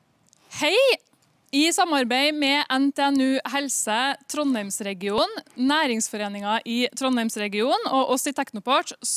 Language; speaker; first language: Norwegian; native; Norwegian